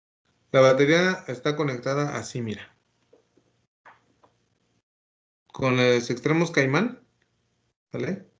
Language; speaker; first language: Spanish; native; Spanish